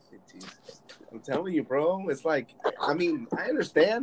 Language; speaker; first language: English; early bilingual, other home language; Spanish